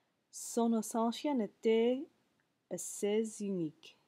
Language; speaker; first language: French; non-native, learner; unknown